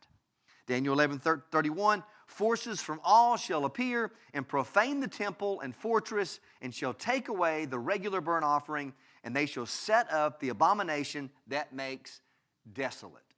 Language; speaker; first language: English; native; English